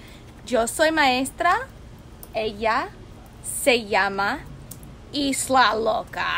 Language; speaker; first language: Spanish; non-native, fluent; English